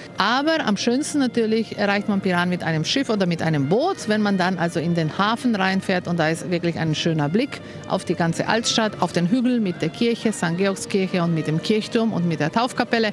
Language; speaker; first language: German; non-native, fluent; Slovenian